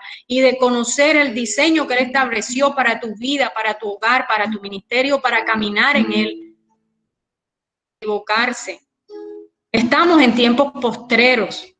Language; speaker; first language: Spanish; native; Spanish